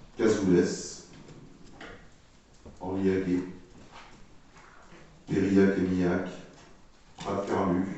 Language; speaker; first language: French; native; French